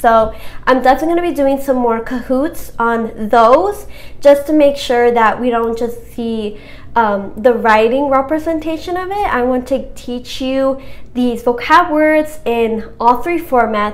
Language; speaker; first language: English; native; English